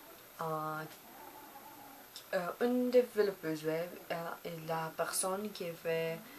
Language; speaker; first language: French; non-native, learner; Portuguese